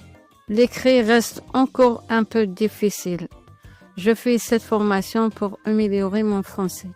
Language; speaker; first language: French; non-native, local second language; Arabic